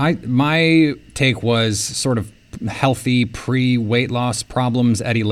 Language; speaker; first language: English; native; English